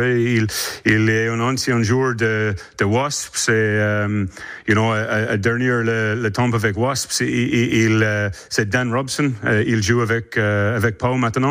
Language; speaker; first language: French; non-native, learner; English